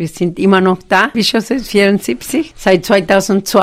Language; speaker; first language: German; non-native, fluent; Spanish